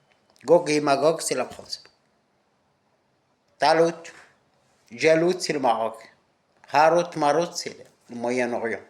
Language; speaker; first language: French; non-native, local second language; Arabic